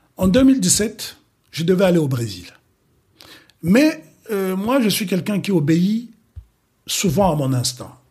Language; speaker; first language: French; non-native, local second language; Kongo